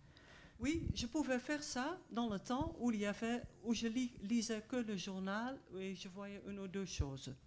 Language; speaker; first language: French; non-native, fluent; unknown